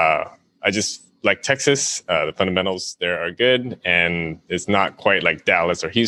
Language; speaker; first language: English; native; English